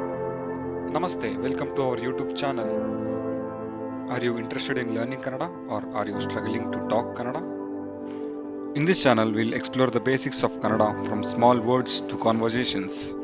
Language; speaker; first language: English; non-native, local second language; Kannada